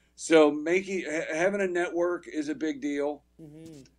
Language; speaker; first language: English; native; English